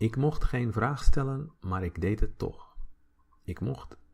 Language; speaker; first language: Dutch; non-native, fluent; English